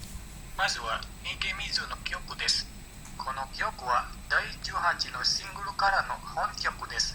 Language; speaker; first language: Japanese; non-native, learner; Indonesian